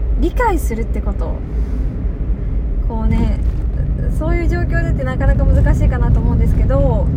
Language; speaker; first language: Japanese; native; Japanese